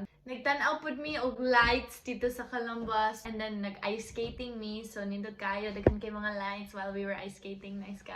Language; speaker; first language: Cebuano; non-native, local second language; English